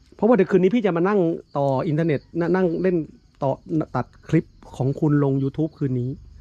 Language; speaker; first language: Thai; native; Thai